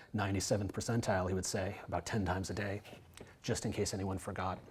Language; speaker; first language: English; native; English